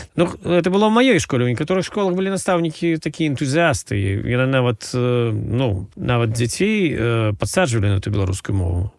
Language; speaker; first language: Belarusian; native; Belarusian